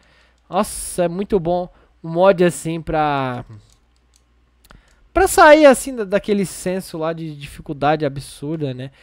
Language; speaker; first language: Portuguese; native; Portuguese